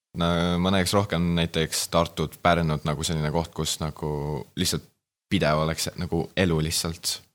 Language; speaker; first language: Estonian; native; Estonian